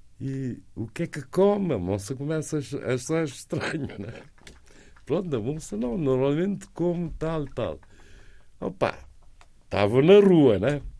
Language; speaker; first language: Portuguese; non-native, local second language; Kabuverdianu